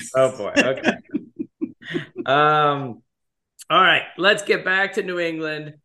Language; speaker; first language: English; native; English